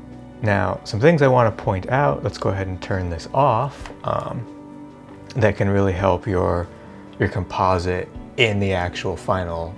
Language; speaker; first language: English; native; English